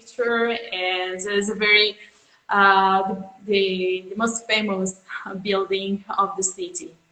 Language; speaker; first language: English; non-native, fluent; Italian